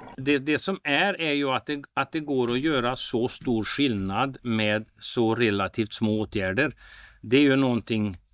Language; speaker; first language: Swedish; native; Swedish